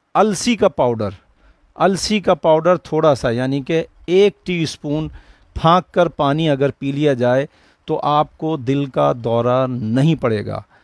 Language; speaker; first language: Hindi; native; Hindi